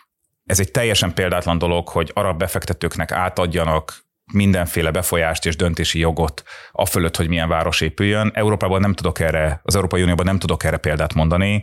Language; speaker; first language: Hungarian; native; Hungarian